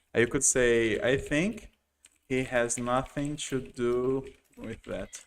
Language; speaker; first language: English; non-native, fluent; Portuguese